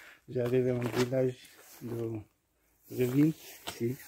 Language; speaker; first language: French; non-native, learner; Persian